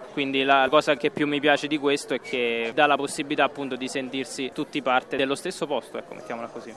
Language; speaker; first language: Italian; native; Italian